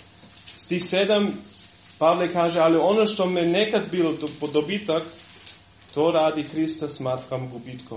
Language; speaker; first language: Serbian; non-native, fluent; German